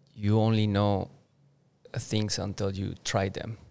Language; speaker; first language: English; non-native, fluent; Spanish